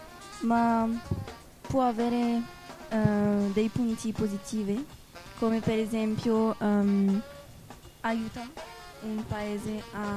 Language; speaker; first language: Italian; non-native, learner; French